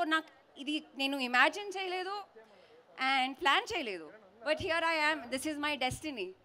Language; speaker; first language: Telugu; non-native, learner; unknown